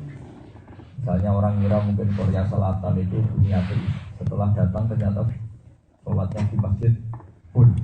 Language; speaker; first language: Indonesian; native; Indonesian